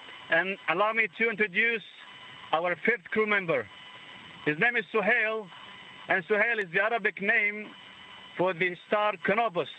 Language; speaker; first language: English; non-native, fluent; Arabic